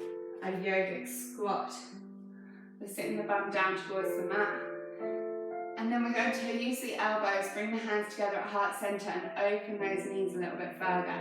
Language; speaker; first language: English; native; English